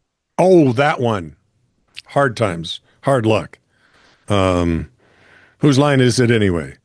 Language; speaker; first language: English; native; English